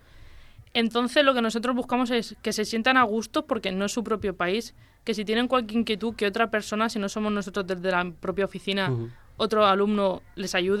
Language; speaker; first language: Spanish; native; Spanish